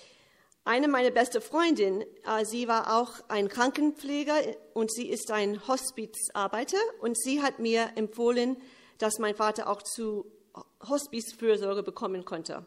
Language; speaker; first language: German; early bilingual, heritage; English